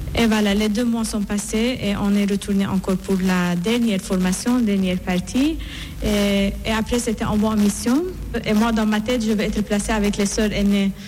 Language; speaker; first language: French; non-native, fluent; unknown